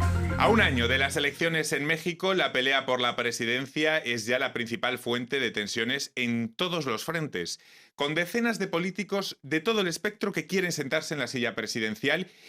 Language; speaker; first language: Spanish; native; Spanish